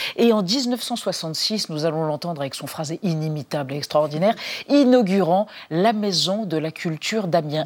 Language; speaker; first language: French; native; French